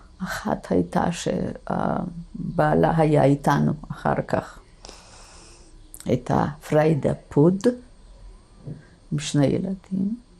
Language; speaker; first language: Hebrew; non-native, fluent; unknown